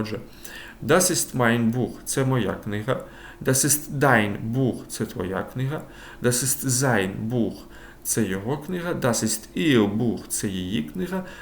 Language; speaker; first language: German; non-native, fluent; Ukrainian